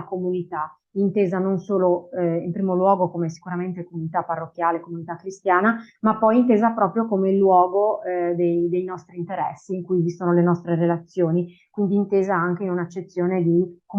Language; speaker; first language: Italian; native; Italian